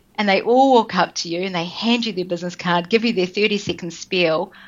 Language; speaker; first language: English; native; English